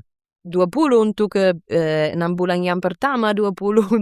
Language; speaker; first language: Indonesian; non-native, fluent; Italian